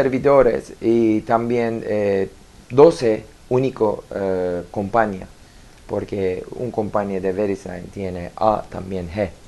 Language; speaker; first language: Spanish; non-native, learner; Turkish